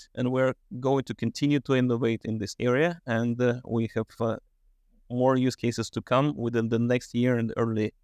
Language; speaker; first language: English; non-native, fluent; Russian